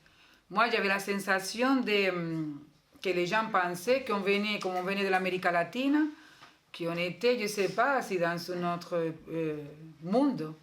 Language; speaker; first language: French; non-native, fluent; Spanish